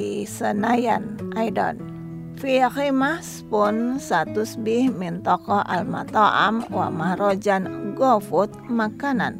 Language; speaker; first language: Arabic; non-native, learner; Indonesian